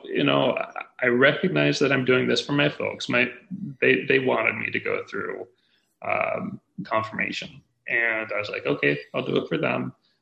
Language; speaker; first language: English; native; English